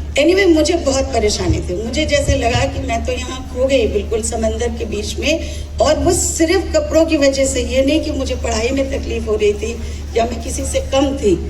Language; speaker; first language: Hindi; non-native, local second language; Odia